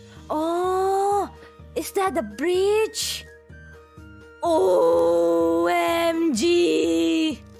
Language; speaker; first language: English; non-native, fluent; Indonesian